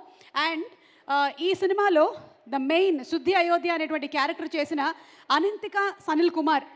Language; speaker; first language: Telugu; native; Telugu